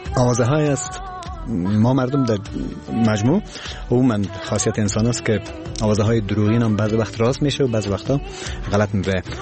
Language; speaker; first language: Persian; native; Persian